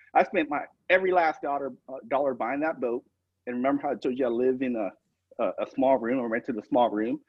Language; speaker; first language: English; native; English